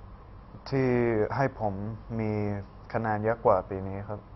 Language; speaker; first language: Thai; early bilingual, heritage; Thai